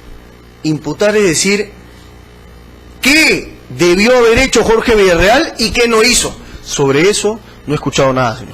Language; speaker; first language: Spanish; native; Spanish